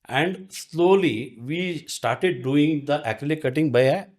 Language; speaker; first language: English; non-native, local second language; Kannada